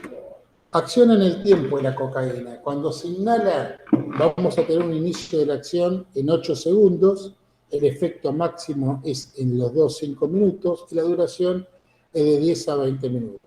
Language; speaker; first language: Spanish; native; Spanish